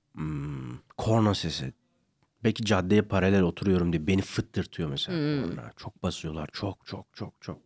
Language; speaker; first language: Turkish; native; Turkish